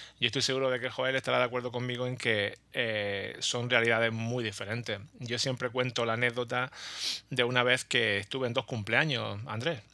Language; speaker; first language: Spanish; native; Spanish